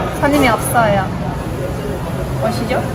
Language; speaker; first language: Korean; non-native, fluent; Romanian